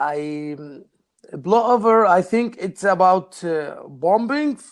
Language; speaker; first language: English; non-native, learner; Arabic